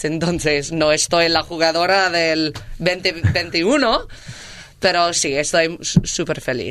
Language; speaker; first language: Spanish; non-native, learner; English